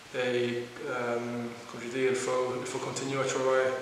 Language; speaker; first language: French; non-native, learner; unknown